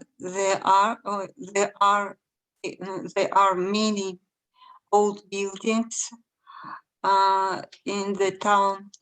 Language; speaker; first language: English; non-native, learner; Russian